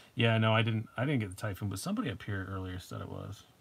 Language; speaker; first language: English; native; English